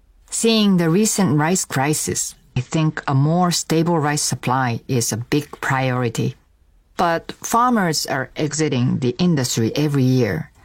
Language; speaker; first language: English; non-native, fluent; Japanese